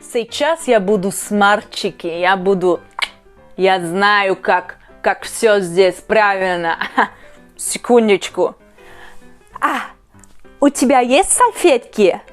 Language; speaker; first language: Russian; non-native, learner; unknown